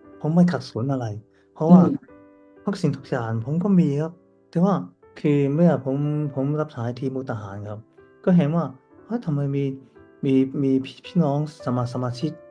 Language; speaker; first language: Thai; non-native, learner; Cantonese